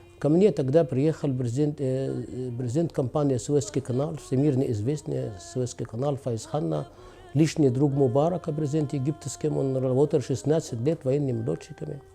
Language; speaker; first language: Russian; non-native, fluent; Arabic